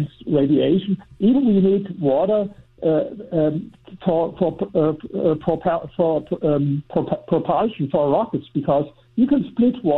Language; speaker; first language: English; non-native, fluent; German